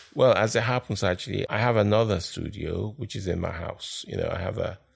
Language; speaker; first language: English; non-native, local second language; Yoruba